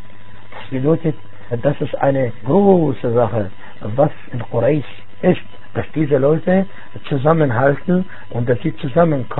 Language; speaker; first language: German; non-native, fluent; Arabic